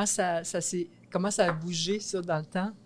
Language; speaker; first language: French; native; French